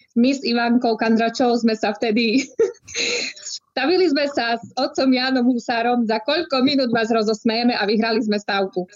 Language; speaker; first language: Slovak; native; Slovak